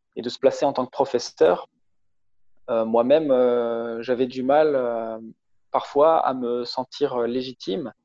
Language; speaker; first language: French; native; French